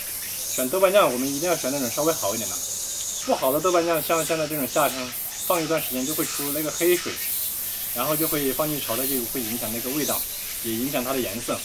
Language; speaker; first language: Chinese; native; Chinese